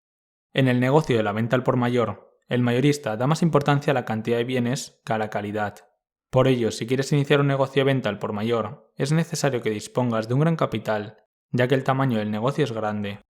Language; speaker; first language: Spanish; native; Spanish